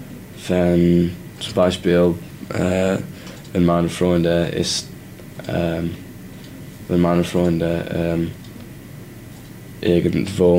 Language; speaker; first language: German; non-native, learner; English